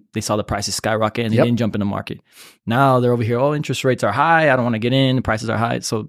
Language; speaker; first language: English; native; English